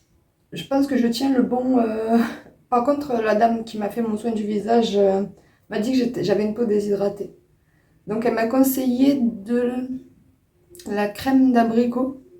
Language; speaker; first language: French; native; French